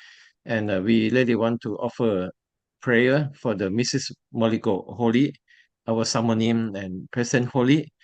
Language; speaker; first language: English; non-native, learner; Thai